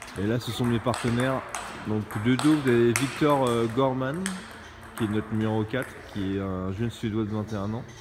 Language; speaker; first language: French; native; French